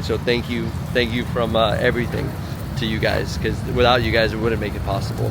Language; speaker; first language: English; native; English